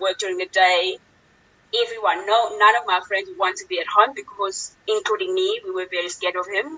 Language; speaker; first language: English; non-native, local second language; Zulu